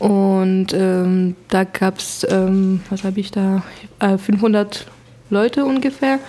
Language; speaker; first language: German; non-native, fluent; French